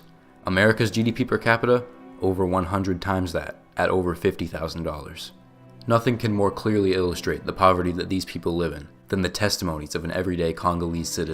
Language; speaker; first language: English; native; English